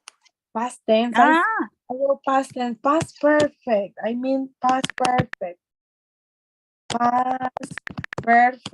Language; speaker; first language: English; non-native, fluent; Spanish